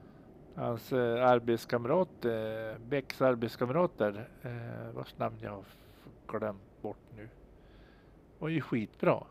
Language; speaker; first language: Swedish; native; Swedish